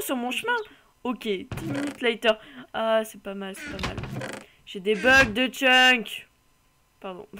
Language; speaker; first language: French; native; French